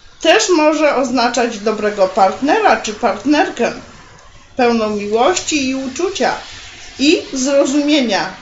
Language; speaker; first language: Polish; native; Polish